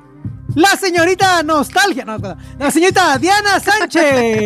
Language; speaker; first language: Spanish; native; Spanish